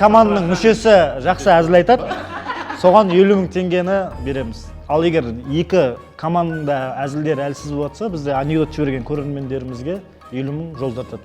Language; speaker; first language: Kazakh; native; Kazakh